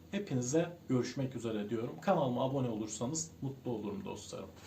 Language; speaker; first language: Turkish; native; Turkish